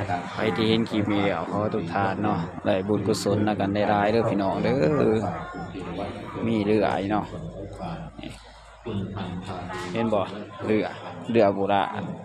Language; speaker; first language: Thai; non-native, local second language; Northeastern Thai